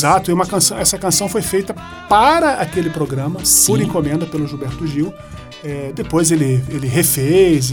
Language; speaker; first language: Portuguese; native; Portuguese